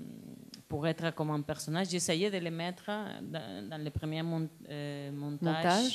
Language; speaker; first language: French; non-native, learner; Spanish